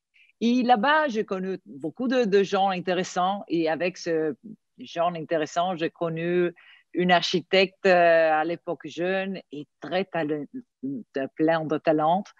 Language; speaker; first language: French; non-native, fluent; Italian